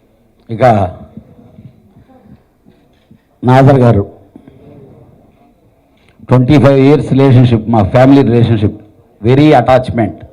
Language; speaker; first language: Telugu; native; Telugu